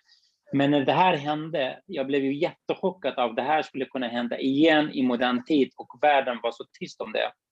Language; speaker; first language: Swedish; non-native, fluent; Kurdish